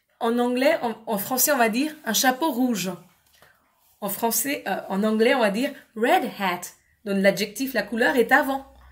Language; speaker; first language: French; non-native, fluent; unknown